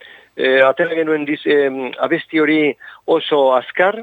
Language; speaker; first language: Basque; non-native, local second language; Spanish